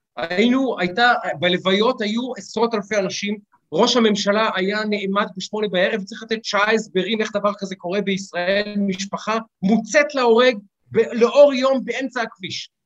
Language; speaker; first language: Hebrew; native; Hebrew